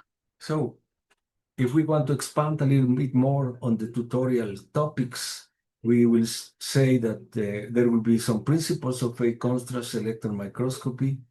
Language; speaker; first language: English; non-native, fluent; Spanish